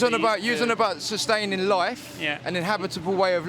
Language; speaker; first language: English; native; English